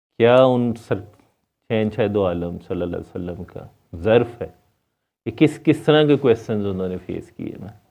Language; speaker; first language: Urdu; non-native, local second language; Punjabi